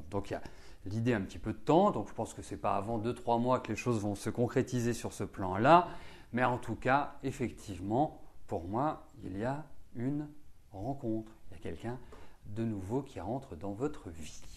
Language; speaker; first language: French; native; French